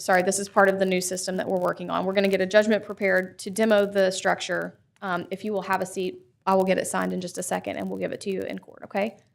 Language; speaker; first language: English; native; English